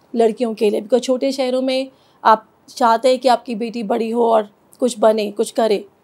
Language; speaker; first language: Hindi; native; Hindi